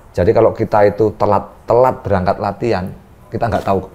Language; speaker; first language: Indonesian; native; Indonesian